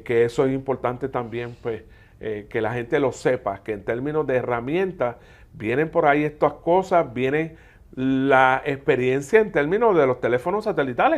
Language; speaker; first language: Spanish; native; Spanish